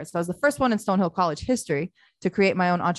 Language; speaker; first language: English; early bilingual, other home language; Albanian